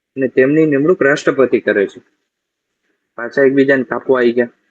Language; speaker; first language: Gujarati; native; Gujarati